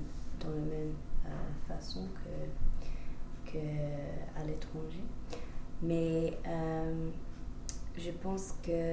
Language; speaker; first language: French; non-native, fluent; English